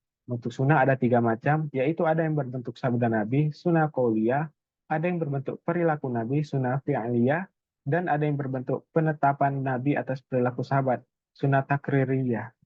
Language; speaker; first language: Indonesian; native; Indonesian